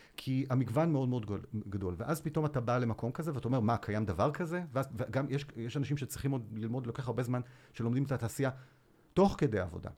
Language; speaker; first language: Hebrew; native; Hebrew